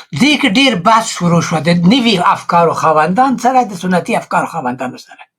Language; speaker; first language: Pashto; native; Pashto